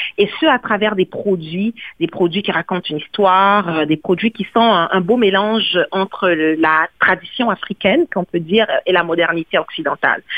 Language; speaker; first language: French; non-native, local second language; Kongo